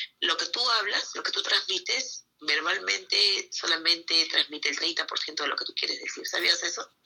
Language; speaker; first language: Spanish; native; Spanish